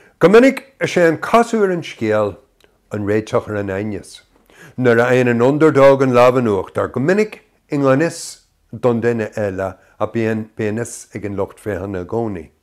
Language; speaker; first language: Irish; native; Irish